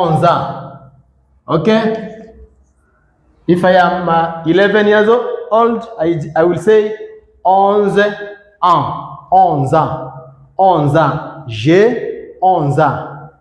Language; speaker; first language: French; non-native, fluent; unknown